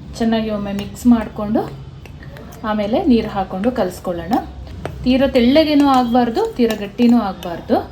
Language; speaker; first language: Kannada; native; Kannada